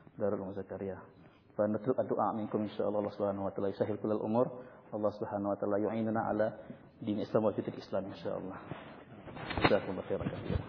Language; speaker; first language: Arabic; non-native, learner; Indonesian